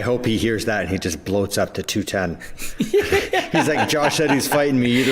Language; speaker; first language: English; native; English